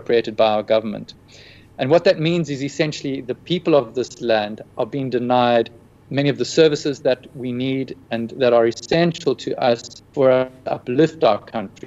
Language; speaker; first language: English; native; English